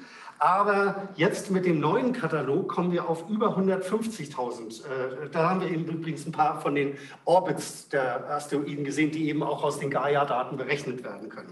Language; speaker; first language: German; native; German